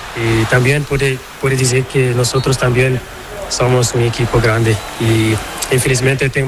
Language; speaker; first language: Spanish; non-native, learner; Portuguese